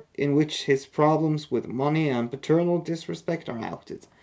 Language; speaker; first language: Norwegian; native; Norwegian